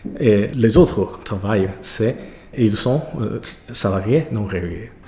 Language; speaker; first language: French; non-native, learner; Japanese